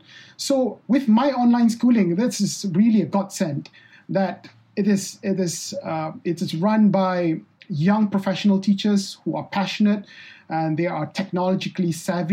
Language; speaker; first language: English; non-native, local second language; Malay